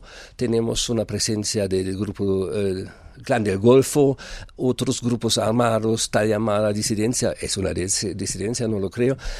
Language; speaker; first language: Spanish; non-native, fluent; German